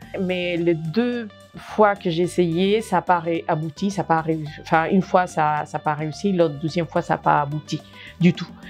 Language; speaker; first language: French; non-native, fluent; Spanish